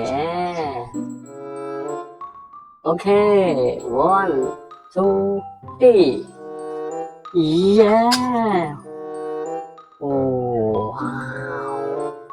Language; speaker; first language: English; non-native, learner; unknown